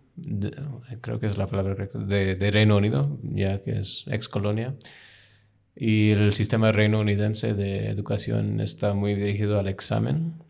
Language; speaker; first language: Spanish; non-native, fluent; English